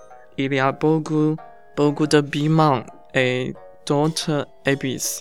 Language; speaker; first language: French; non-native, learner; Chinese